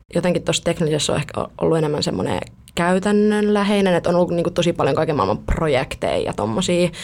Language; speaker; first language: Finnish; early bilingual, other home language; Italian